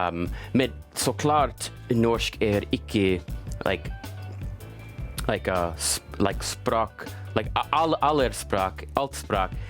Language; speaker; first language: Norwegian; non-native, learner; English